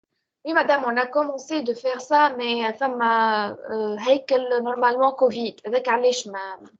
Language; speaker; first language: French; non-native, learner; Arabic